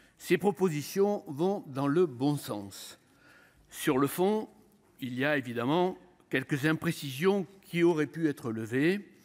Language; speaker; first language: French; native; French